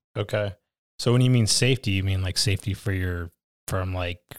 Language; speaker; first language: English; native; English